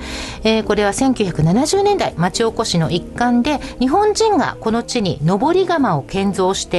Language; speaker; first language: Japanese; native; Japanese